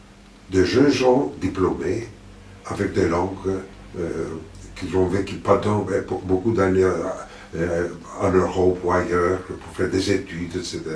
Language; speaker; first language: French; non-native, fluent; Greek